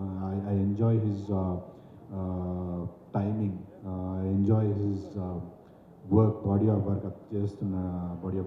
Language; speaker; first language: Telugu; native; Telugu